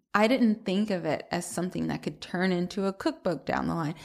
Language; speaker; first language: English; native; English